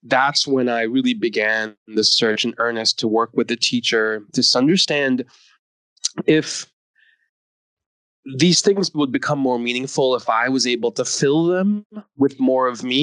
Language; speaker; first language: English; native; English